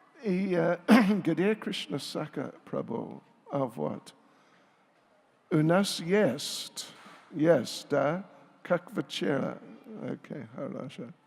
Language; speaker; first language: Russian; non-native, learner; English